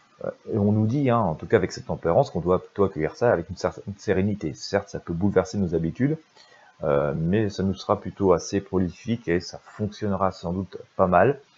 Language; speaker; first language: French; native; French